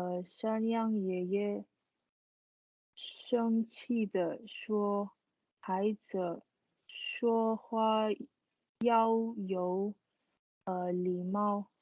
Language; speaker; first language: Chinese; non-native, learner; Tibetan